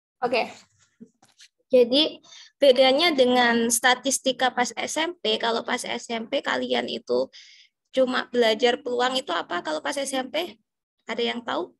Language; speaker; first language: Indonesian; native; Indonesian